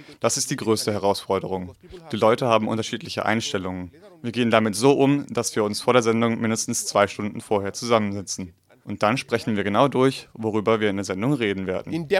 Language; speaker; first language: German; non-native, fluent; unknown